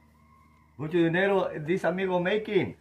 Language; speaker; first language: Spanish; non-native, learner; Filipino